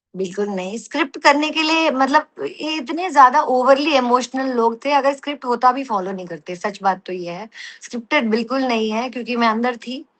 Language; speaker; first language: Hindi; non-native, local second language; Telugu